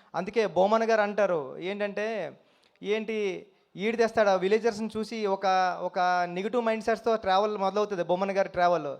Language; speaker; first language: Telugu; native; Telugu